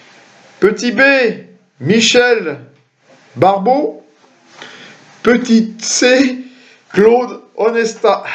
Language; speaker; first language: French; native; French